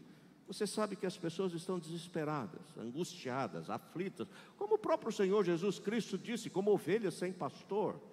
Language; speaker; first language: Portuguese; native; Portuguese